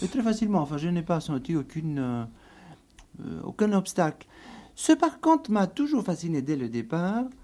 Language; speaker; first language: French; non-native, fluent; Greek